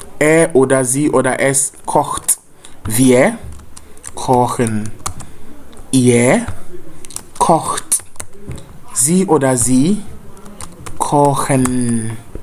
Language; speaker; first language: German; non-native, fluent; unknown